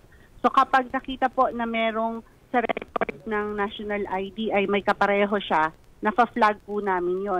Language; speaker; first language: Filipino; native; Filipino